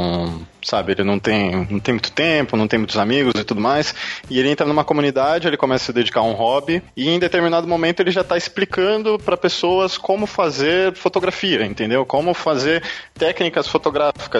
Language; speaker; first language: Portuguese; native; Portuguese